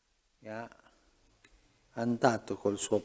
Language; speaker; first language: Italian; non-native, fluent; Spanish